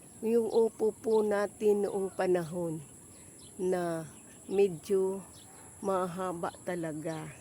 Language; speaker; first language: Filipino; native; Filipino